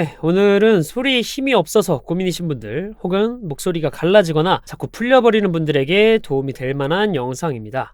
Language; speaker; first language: Korean; native; Korean